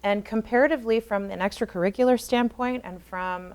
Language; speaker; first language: English; native; English